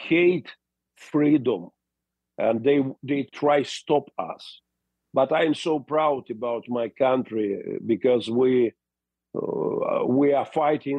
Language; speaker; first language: English; non-native, learner; Russian